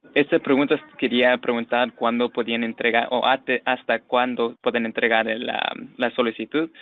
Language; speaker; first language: Spanish; non-native, fluent; English